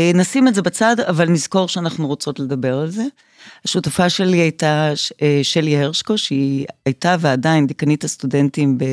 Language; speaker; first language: Hebrew; native; Hebrew